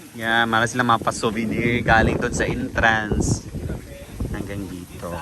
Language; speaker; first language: Filipino; non-native, local second language; Cebuano